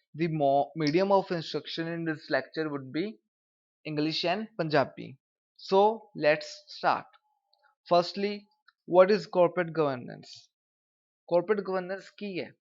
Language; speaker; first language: English; non-native, local second language; Punjabi